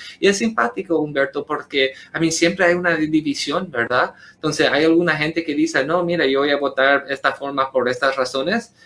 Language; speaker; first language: Spanish; early bilingual, heritage; Spanish